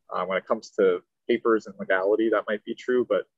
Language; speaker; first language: English; native; English